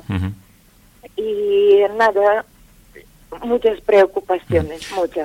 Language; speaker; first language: Spanish; non-native, fluent; Ukrainian